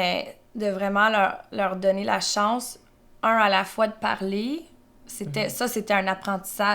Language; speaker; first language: French; native; French